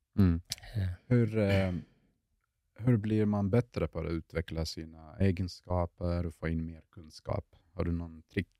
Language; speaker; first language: Swedish; early bilingual, other home language; Arabic